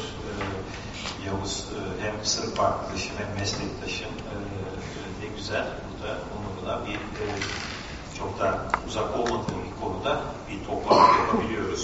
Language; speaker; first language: Turkish; native; Turkish